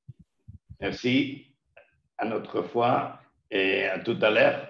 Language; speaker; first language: French; non-native, learner; Spanish